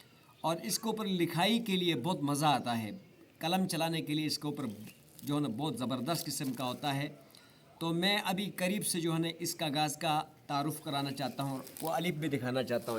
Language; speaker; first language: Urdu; non-native, local second language; Shina